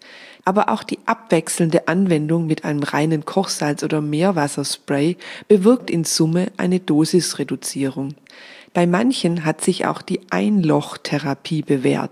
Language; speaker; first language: German; native; German